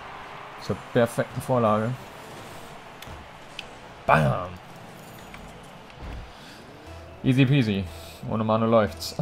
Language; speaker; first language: German; native; German